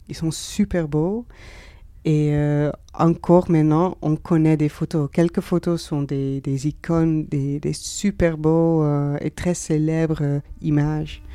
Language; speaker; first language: French; non-native, learner; Dutch